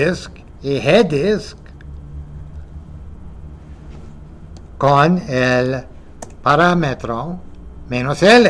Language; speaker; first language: Spanish; non-native, fluent; English